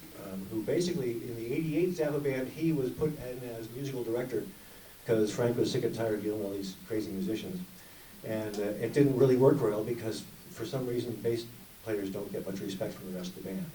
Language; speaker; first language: English; native; English